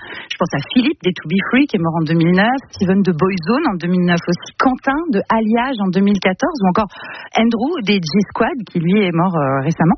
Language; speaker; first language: French; native; French